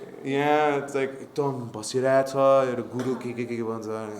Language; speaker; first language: Nepali; non-native, learner; English